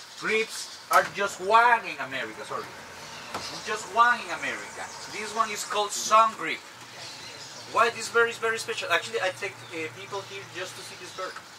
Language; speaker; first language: English; non-native, learner; Spanish